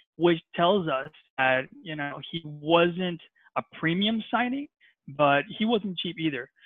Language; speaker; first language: English; non-native, fluent; Spanish